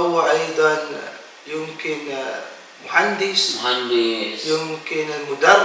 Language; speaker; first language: Arabic; non-native, fluent; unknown